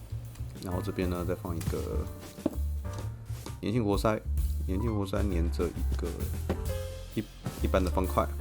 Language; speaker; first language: Chinese; native; Chinese